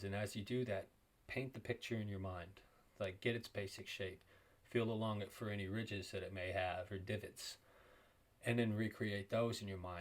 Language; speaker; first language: English; native; English